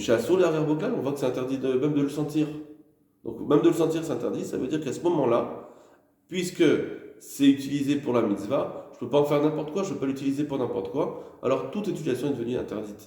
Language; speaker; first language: French; native; French